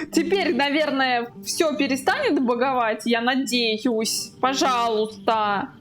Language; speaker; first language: Russian; native; Russian